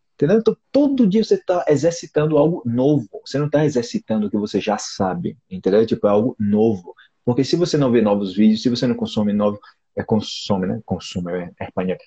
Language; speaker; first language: Portuguese; native; Portuguese